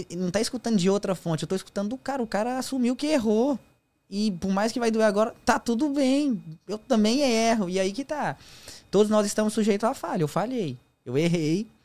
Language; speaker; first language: Portuguese; native; Portuguese